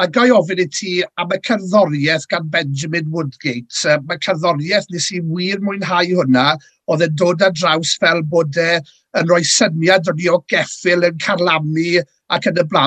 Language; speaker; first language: Welsh; native; Welsh